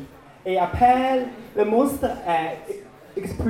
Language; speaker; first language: French; non-native, learner; Chinese